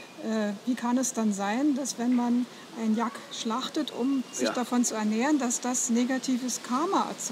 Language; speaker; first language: German; native; German